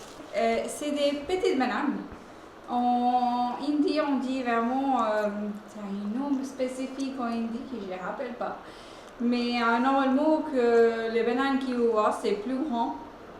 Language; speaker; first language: French; non-native, fluent; Hindi